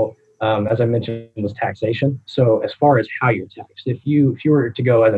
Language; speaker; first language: English; native; English